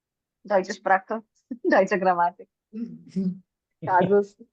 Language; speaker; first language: German; non-native, learner; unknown